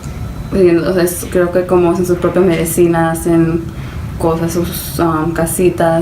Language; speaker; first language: Spanish; early bilingual, heritage; Spanish